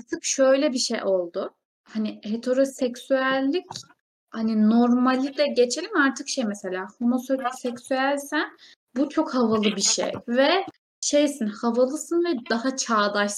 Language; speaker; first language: Turkish; native; Turkish